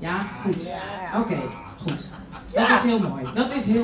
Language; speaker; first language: Dutch; native; Dutch